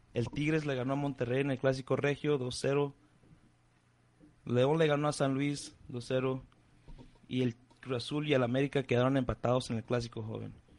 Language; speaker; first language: Spanish; native; Spanish